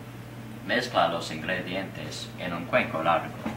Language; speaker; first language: Spanish; non-native, learner; English